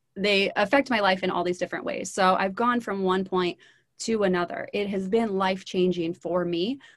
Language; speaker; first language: English; native; English